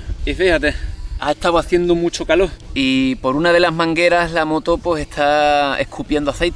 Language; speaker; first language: Spanish; native; Spanish